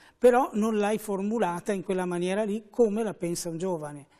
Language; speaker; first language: Italian; native; Italian